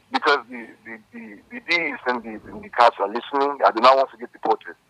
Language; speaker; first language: English; non-native, fluent; French